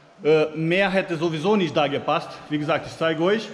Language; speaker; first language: German; non-native, fluent; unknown